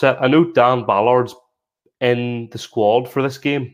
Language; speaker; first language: English; native; English